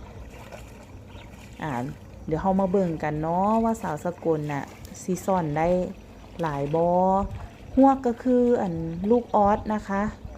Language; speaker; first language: Thai; native; Thai